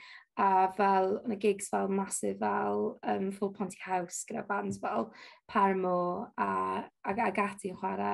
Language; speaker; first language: Welsh; non-native, local second language; English